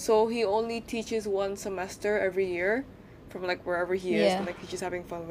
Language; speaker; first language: English; non-native, fluent; Indonesian